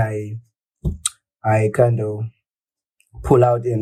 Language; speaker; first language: English; non-native, local second language; Shona